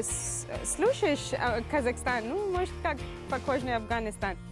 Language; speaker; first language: Russian; non-native, fluent; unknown